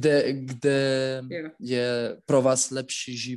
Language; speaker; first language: Czech; non-native, learner; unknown